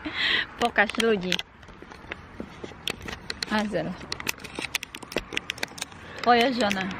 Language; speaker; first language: Polish; non-native, learner; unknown